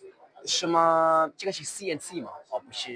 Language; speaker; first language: Chinese; non-native, learner; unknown